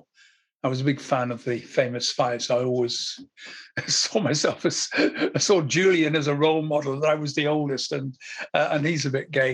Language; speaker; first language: English; native; English